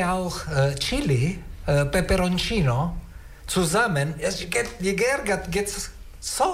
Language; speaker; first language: German; non-native, learner; Italian